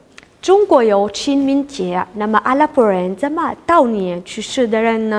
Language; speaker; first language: Chinese; non-native, fluent; Arabic